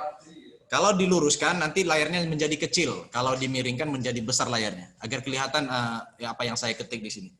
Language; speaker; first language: Indonesian; native; Indonesian